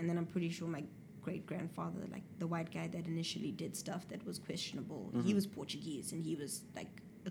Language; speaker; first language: English; native; English